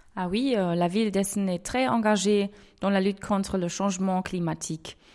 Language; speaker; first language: French; non-native, fluent; German